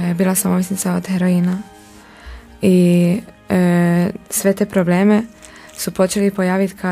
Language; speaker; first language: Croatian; non-native, local second language; Hungarian